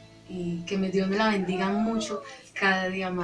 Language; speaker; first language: Spanish; native; Spanish